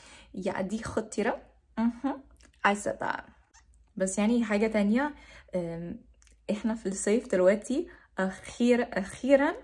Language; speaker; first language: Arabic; non-native, learner; English